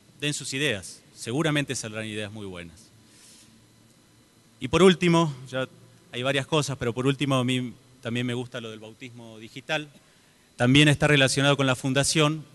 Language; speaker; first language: Spanish; native; Spanish